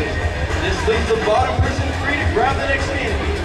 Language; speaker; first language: English; native; English